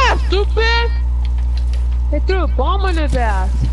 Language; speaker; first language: English; native; English